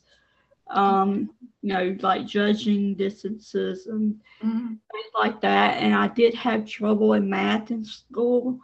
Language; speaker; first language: English; native; English